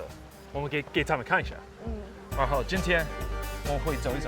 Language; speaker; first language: Chinese; non-native, fluent; English